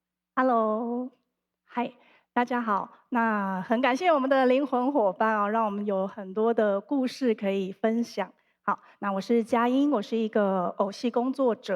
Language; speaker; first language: Chinese; native; Chinese